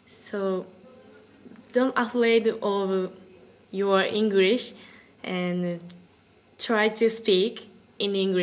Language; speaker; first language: English; non-native, learner; Japanese